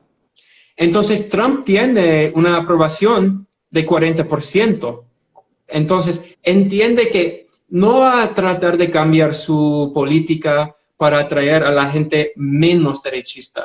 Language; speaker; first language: Spanish; non-native, fluent; English